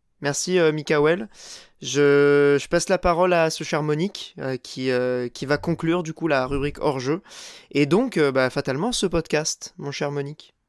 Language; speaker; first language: French; native; French